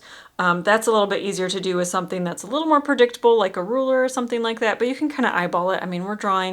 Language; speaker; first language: English; native; English